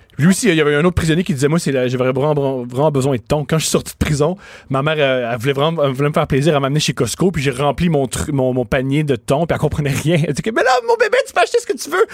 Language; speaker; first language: French; native; French